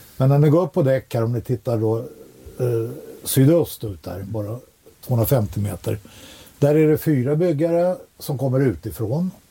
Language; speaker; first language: Swedish; native; Swedish